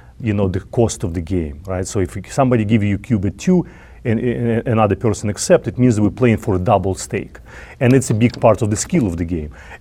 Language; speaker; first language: English; non-native, fluent; Russian